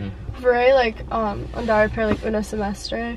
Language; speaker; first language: Italian; non-native, learner; English